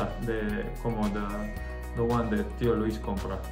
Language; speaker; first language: Spanish; non-native, learner; Croatian